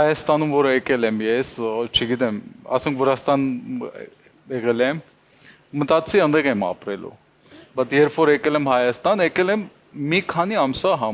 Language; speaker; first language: Armenian; non-native, learner; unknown